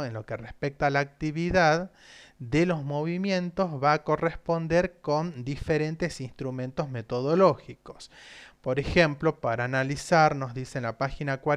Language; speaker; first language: Spanish; native; Spanish